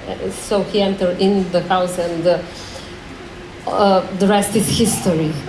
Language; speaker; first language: English; non-native, learner; Macedonian